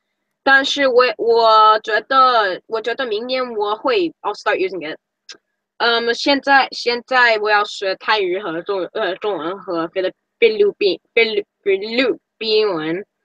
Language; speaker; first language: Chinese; non-native, learner; English